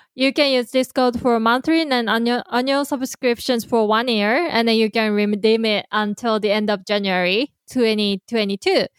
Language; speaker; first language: English; non-native, fluent; Japanese